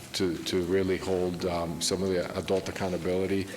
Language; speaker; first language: English; early bilingual, other home language; Spanish